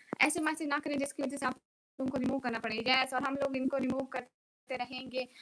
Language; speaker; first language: Urdu; non-native, local second language; Punjabi